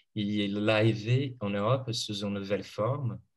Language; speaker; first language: French; non-native, fluent; Portuguese